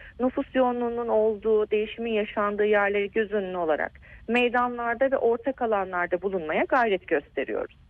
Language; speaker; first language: Turkish; native; Turkish